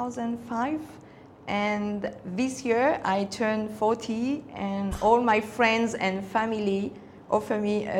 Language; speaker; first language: English; non-native, fluent; Spanish